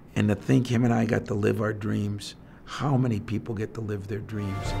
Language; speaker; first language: English; native; English